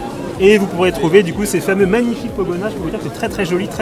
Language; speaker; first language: French; native; French